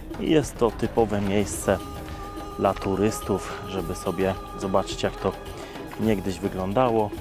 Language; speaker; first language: Polish; native; Polish